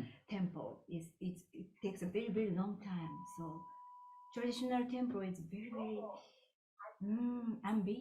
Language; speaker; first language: English; non-native, learner; Japanese